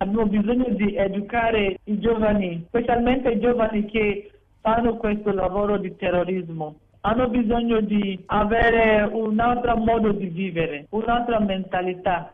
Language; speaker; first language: Italian; non-native, fluent; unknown